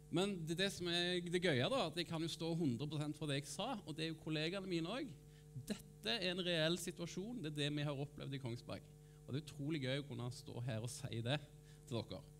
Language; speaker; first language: Norwegian; native; Norwegian